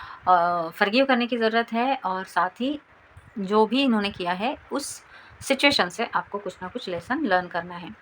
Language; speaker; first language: Hindi; native; Hindi